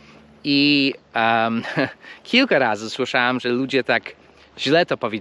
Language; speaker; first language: Polish; non-native, fluent; English